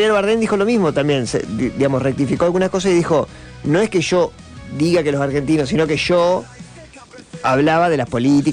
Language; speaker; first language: Spanish; native; Spanish